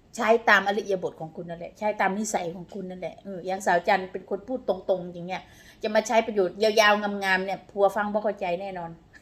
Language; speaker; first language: Thai; non-native, local second language; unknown